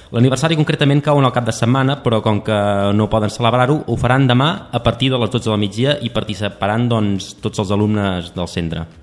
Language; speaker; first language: Catalan; native; Catalan